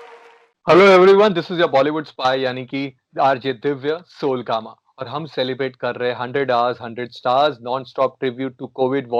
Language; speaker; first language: Hindi; native; Hindi